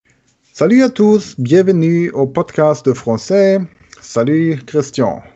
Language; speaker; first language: French; non-native, learner; German